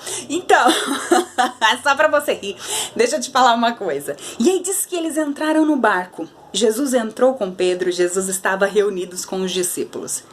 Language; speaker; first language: Portuguese; native; Portuguese